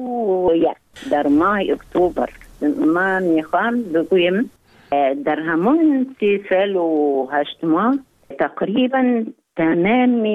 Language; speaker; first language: Persian; non-native, fluent; Arabic